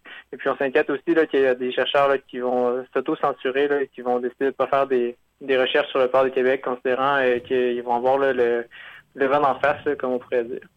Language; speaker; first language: French; native; French